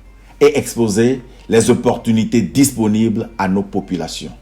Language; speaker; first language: French; native; French